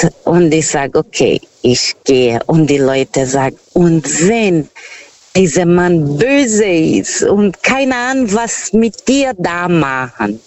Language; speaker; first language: German; non-native, fluent; Portuguese